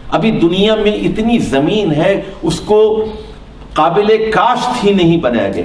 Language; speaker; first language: Urdu; native; Urdu